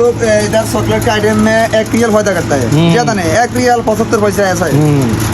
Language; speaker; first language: Hindi; non-native, learner; Bangla